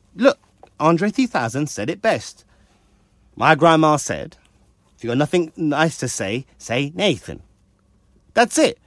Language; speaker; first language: English; early bilingual, other home language; Hindi